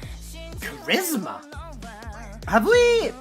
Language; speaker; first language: English; native; English